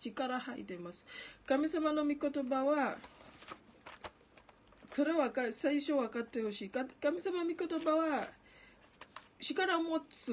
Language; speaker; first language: Japanese; non-native, learner; Ganda